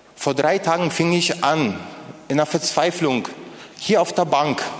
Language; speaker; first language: German; non-native, fluent; Polish